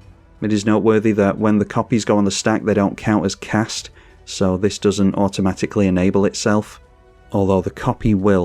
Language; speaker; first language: English; native; English